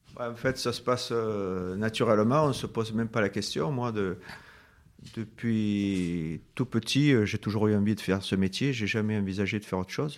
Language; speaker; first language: French; native; French